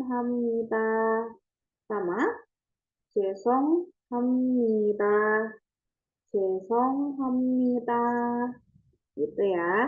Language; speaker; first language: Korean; non-native, learner; Indonesian